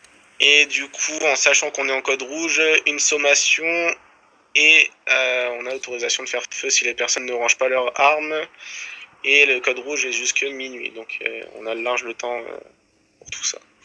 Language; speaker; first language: French; native; French